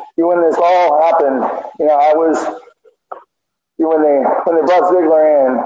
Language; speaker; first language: English; native; English